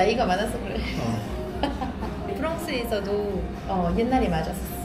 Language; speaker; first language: Korean; non-native, fluent; French